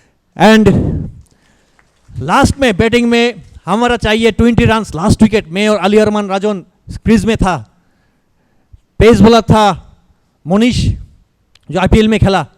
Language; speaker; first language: Hindi; non-native, learner; Bangla